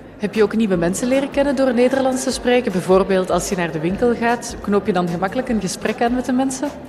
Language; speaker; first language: Dutch; native; Dutch